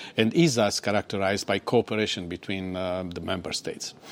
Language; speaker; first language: English; non-native, fluent; Romanian